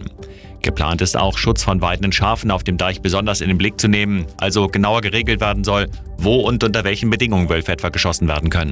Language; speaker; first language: German; native; German